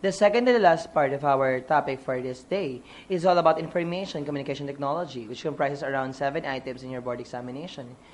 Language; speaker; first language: English; non-native, local second language; Filipino